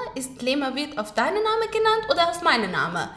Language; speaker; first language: German; non-native, learner; Pashto